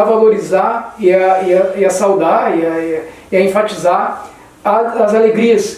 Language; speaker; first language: Portuguese; native; Portuguese